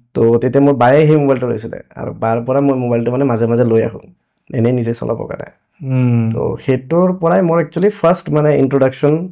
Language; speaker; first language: Assamese; non-native, local second language; Bangla